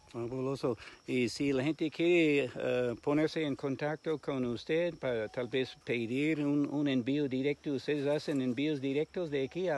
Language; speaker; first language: Spanish; non-native, fluent; English